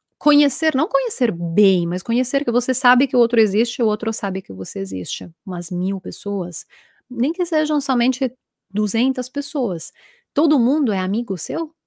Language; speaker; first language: Portuguese; non-native, fluent; Italian